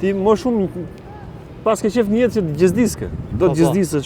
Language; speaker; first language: Albanian; native; Albanian